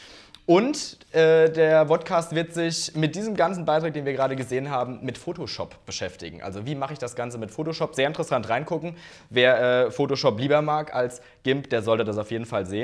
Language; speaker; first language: German; native; German